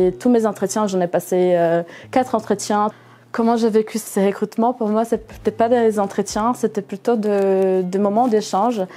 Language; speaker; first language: French; non-native, fluent; Portuguese